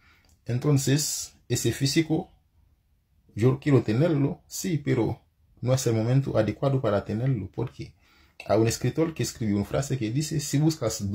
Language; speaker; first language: Spanish; non-native, fluent; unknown